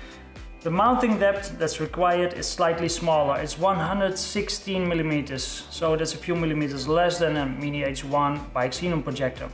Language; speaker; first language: English; non-native, fluent; Dutch